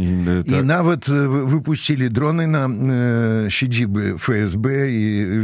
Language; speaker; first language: Polish; non-native, fluent; Russian